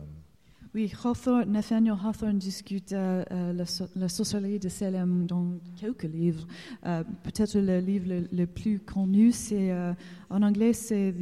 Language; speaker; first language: French; non-native, learner; English